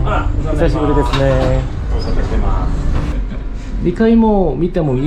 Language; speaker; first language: Japanese; non-native, learner; Korean